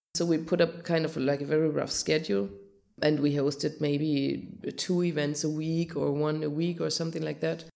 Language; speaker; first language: English; non-native, fluent; German